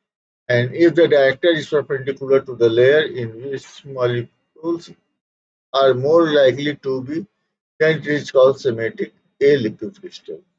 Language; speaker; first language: English; non-native, local second language; Hindi